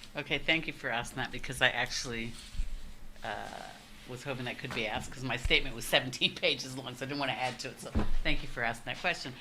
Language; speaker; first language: English; native; English